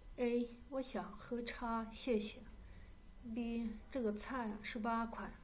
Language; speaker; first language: Chinese; non-native, fluent; Kyrgyz